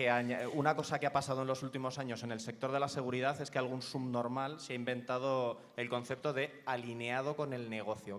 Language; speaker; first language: Spanish; native; Spanish